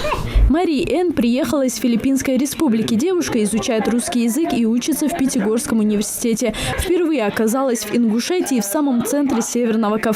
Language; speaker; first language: Russian; native; Russian